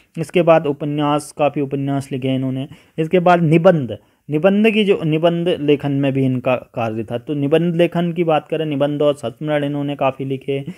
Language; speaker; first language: Hindi; native; Hindi